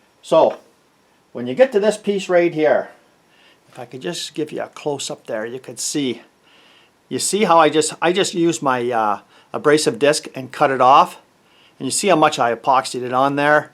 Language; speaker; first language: English; native; English